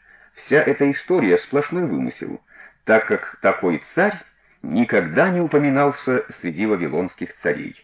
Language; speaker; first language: Russian; native; Russian